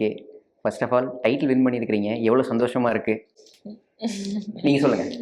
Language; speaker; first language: Tamil; native; Tamil